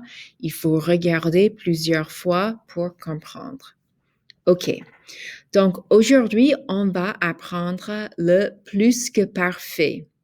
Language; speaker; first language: French; non-native, fluent; English